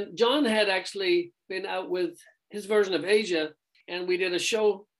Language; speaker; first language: English; native; English